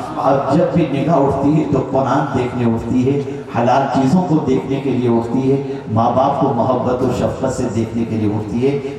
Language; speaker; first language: Urdu; native; Urdu